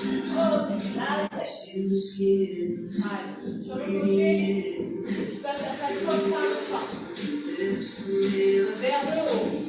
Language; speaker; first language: French; native; French